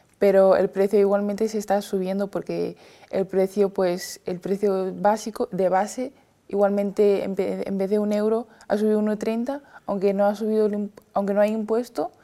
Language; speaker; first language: Spanish; non-native, fluent; Chinese